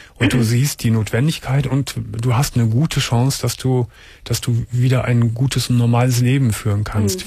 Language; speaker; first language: German; native; German